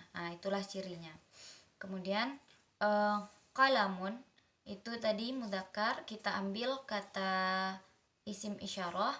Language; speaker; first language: Indonesian; native; Indonesian